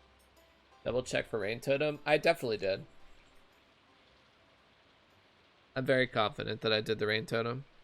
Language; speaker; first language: English; native; English